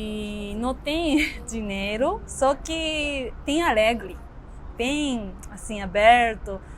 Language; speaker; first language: Portuguese; non-native, learner; Japanese